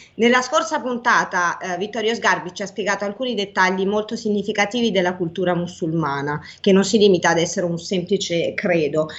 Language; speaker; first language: Italian; native; Italian